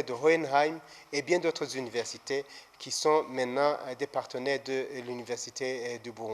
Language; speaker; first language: French; non-native, local second language; Rundi